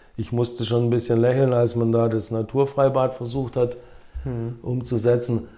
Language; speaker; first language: German; native; German